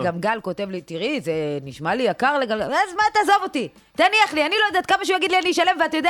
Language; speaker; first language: Hebrew; native; Hebrew